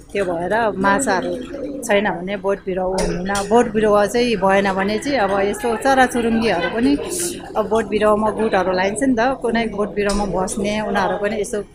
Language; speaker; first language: Nepali; non-native, local second language; Sherpa